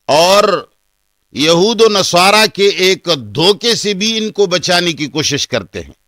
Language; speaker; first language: Urdu; non-native, local second language; Pashto